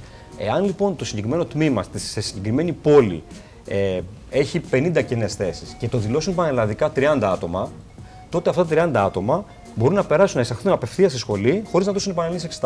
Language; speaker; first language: Greek; native; Greek